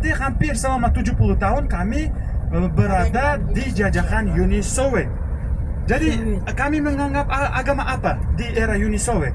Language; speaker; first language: Indonesian; non-native, fluent; Uzbek